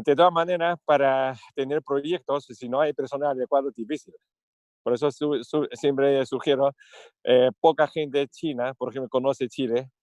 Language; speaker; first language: Spanish; non-native, learner; Chinese